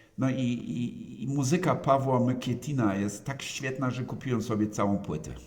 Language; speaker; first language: Polish; non-native, fluent; German